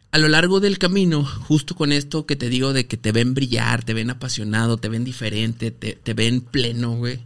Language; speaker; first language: Spanish; native; Spanish